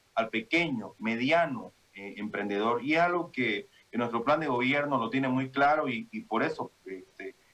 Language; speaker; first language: Spanish; native; Spanish